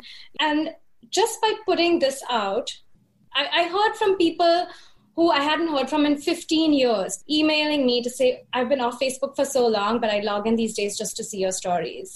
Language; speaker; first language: English; non-native, local second language; Hindi